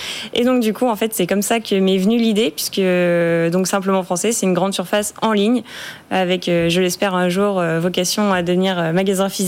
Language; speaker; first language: French; native; French